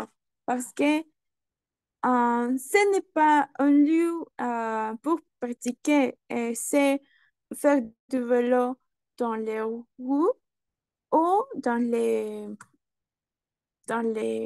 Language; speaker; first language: French; non-native, learner; Spanish